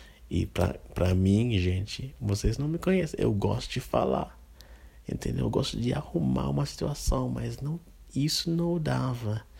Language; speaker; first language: Portuguese; non-native, fluent; English